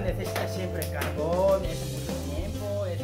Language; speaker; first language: Spanish; non-native, learner; Korean